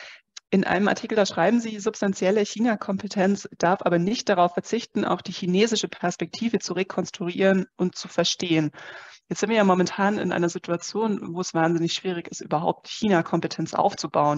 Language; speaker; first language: German; native; German